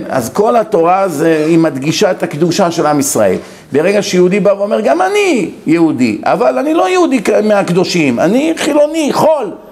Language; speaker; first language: Hebrew; native; Hebrew